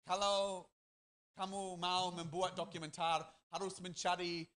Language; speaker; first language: Indonesian; non-native, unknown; English